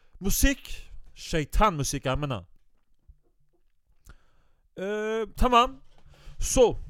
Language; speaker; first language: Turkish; early bilingual, heritage; Turkish